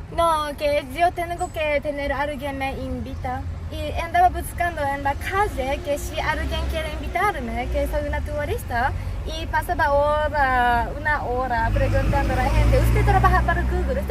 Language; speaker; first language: Spanish; non-native, learner; Japanese